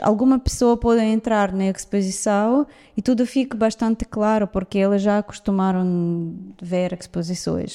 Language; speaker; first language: Portuguese; non-native, fluent; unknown